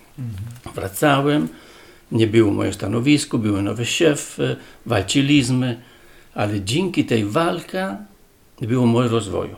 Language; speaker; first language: Polish; non-native, learner; Italian